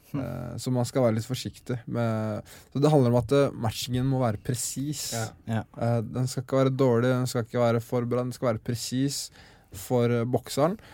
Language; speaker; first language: Norwegian; native; Norwegian